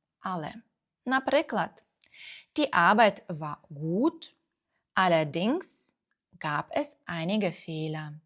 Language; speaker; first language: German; non-native, fluent; Ukrainian